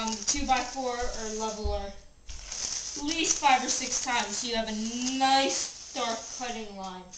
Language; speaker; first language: English; native; English